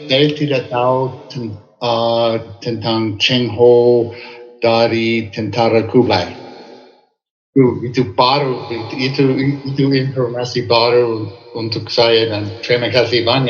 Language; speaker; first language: Indonesian; non-native, fluent; English